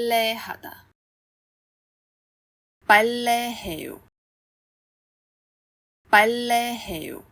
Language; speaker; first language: Korean; non-native, fluent; Chinese